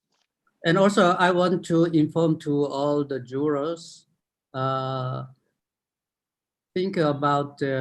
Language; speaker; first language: English; non-native, fluent; Korean